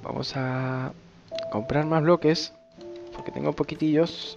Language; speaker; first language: Spanish; native; Spanish